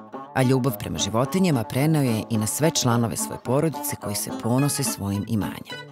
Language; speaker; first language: Serbian; native; Serbian